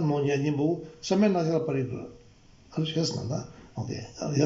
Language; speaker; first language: Russian; non-native, learner; Tibetan